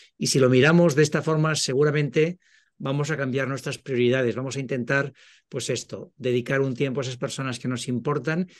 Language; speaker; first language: Spanish; native; Spanish